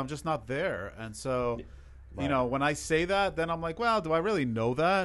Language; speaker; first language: English; early bilingual, other home language; Hebrew